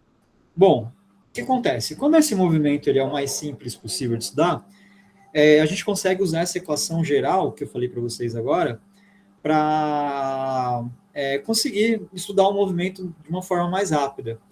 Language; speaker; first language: Portuguese; native; Portuguese